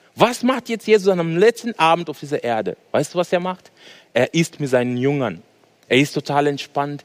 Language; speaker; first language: German; non-native, fluent; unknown